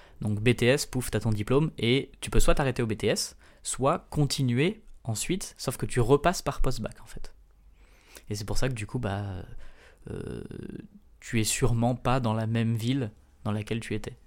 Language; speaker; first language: French; native; French